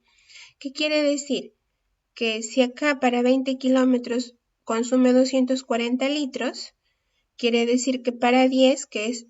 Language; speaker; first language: Spanish; native; Spanish